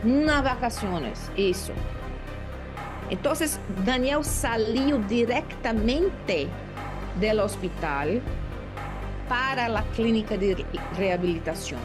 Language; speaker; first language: Spanish; non-native, learner; Portuguese